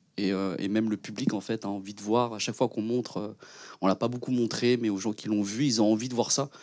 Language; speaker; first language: French; early bilingual, other home language; Vietnamese